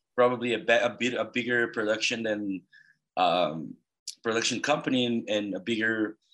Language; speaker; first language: English; non-native, fluent; Portuguese